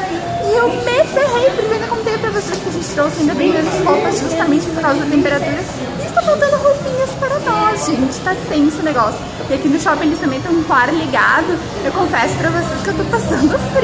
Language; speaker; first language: Portuguese; native; Portuguese